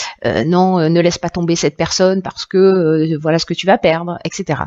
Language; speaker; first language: French; native; French